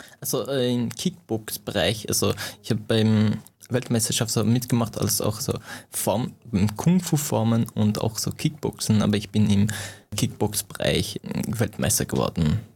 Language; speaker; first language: German; non-native, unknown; Persian